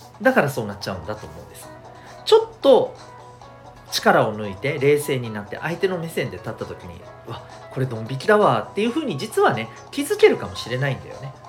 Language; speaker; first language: Japanese; native; Japanese